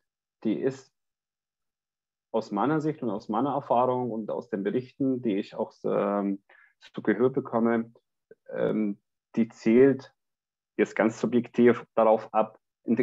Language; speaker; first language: German; non-native, fluent; Arabic